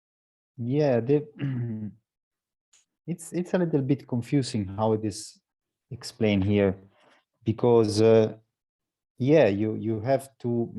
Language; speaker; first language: English; non-native, learner; Italian